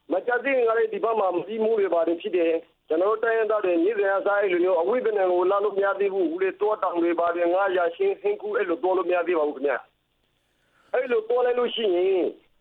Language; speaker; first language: Burmese; native; Burmese